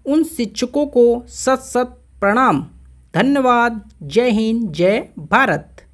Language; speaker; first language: Hindi; native; Hindi